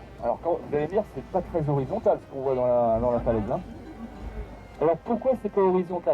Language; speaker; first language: French; native; French